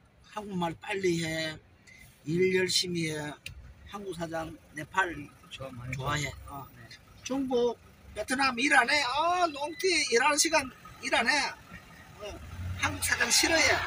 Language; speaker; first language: Korean; non-native, learner; Nepali